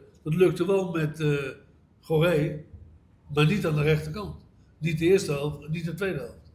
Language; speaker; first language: Dutch; native; Dutch